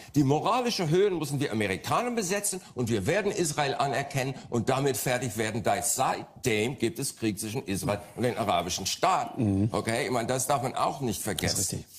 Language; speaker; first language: German; non-native, fluent; English